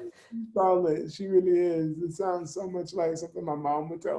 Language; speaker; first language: English; native; English